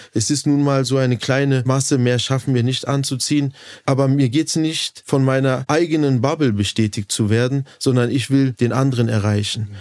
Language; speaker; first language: German; early bilingual, other home language; Turkish